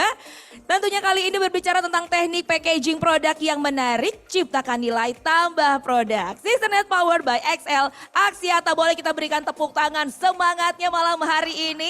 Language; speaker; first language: Indonesian; native; Indonesian